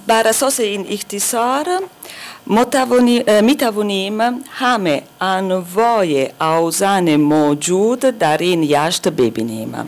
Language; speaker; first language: Persian; non-native, learner; German